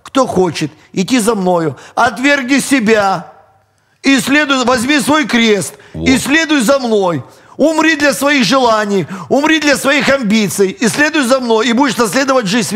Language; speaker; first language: Russian; native; Russian